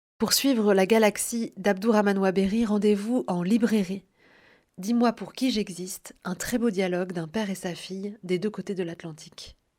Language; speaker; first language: French; native; French